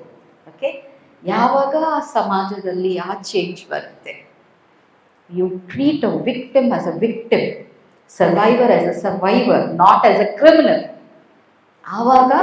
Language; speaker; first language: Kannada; non-native, local second language; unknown